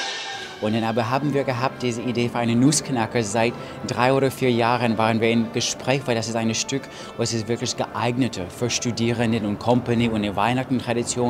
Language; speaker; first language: German; non-native, fluent; English